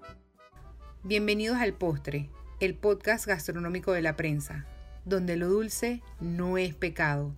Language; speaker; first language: Spanish; native; Spanish